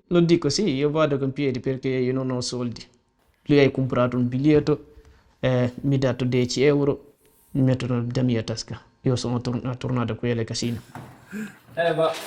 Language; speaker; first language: Italian; non-native, learner; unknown